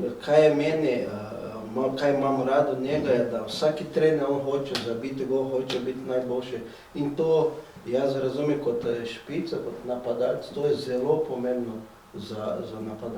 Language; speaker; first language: Slovenian; non-native, fluent; Portuguese